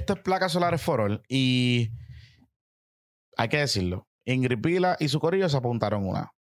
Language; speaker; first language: Spanish; native; Spanish